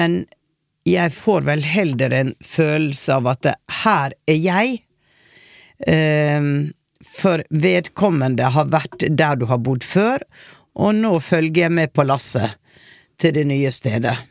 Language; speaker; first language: Norwegian; native; Norwegian